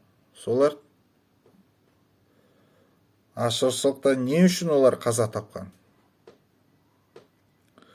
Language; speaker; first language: Kazakh; non-native, local second language; Russian